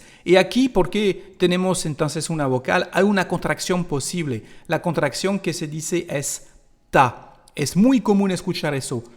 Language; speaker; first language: Spanish; non-native, fluent; French